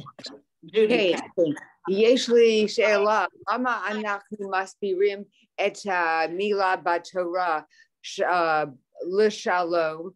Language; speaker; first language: Hebrew; non-native, learner; English